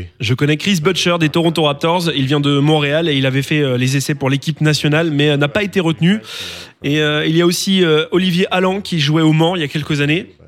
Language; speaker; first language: French; non-native, local second language; English